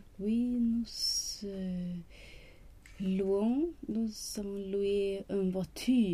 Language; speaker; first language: French; non-native, learner; Swedish